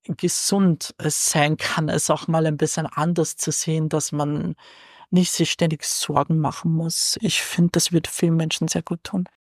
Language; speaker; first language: German; native; German